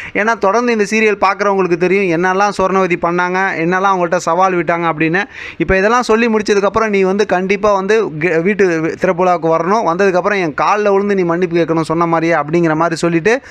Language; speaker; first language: Tamil; native; Tamil